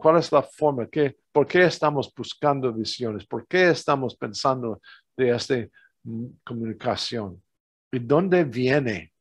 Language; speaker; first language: Spanish; non-native, fluent; English